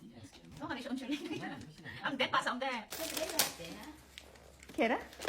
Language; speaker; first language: Norwegian; non-native, learner; Filipino